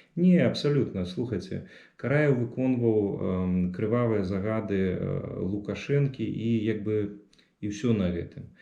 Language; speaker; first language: Belarusian; non-native, local second language; Russian